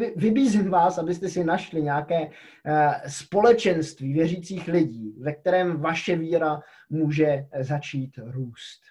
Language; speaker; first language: Czech; native; Czech